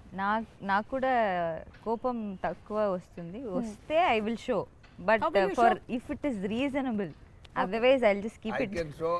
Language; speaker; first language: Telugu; non-native, learner; Tamil